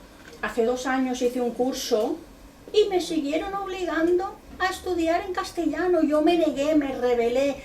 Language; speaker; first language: Spanish; non-native, local second language; Catalan